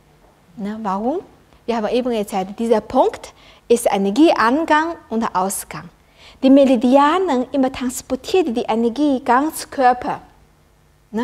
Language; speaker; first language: German; non-native, learner; Chinese